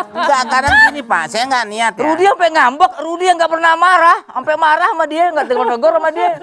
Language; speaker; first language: Indonesian; native; Indonesian